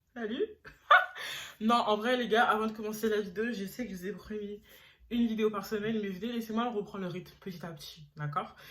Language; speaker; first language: French; early bilingual, other home language; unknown